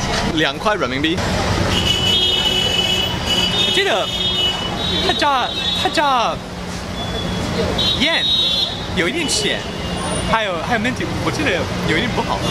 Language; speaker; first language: Chinese; non-native, learner; English